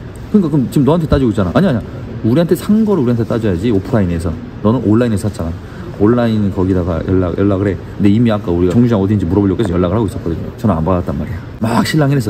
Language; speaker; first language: Korean; native; Korean